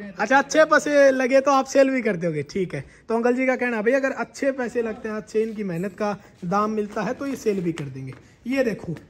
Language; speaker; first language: Hindi; native; Hindi